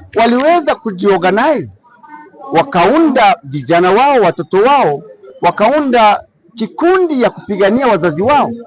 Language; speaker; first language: Swahili; non-native, local second language; Kinyarwanda